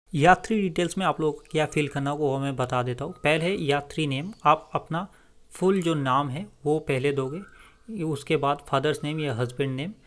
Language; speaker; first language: Hindi; non-native, local second language; Bangla